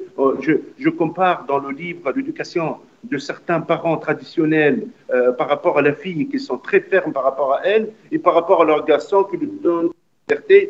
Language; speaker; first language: French; non-native, local second language; Arabic